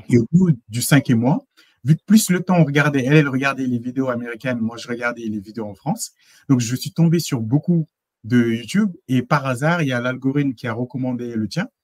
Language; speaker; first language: French; native; French